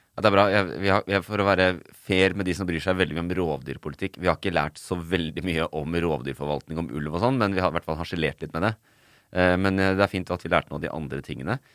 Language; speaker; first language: Norwegian; native; Norwegian